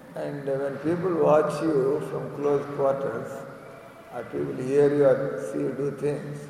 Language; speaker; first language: English; non-native, local second language; Telugu